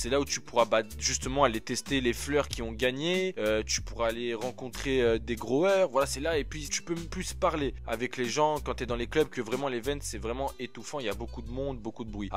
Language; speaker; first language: French; native; French